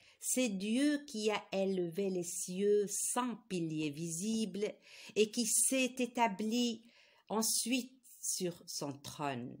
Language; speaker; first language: French; non-native, local second language; Arabic